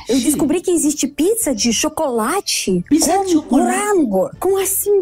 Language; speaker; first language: Portuguese; non-native, fluent; Russian